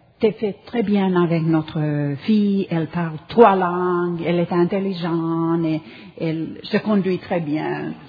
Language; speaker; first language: French; non-native, learner; Finnish